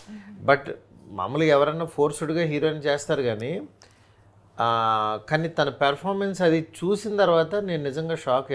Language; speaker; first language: Telugu; native; Telugu